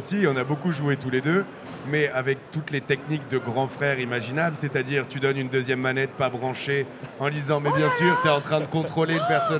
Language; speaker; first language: French; native; French